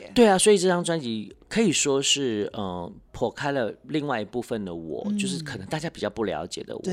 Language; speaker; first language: Chinese; non-native, local second language; Hakka Chinese